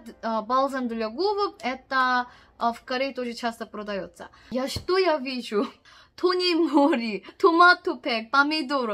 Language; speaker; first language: Russian; non-native, learner; Korean